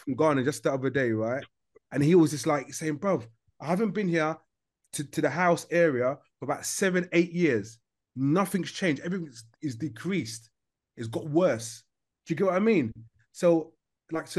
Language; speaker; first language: English; native; English